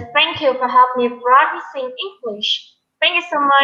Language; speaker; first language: English; non-native, learner; Vietnamese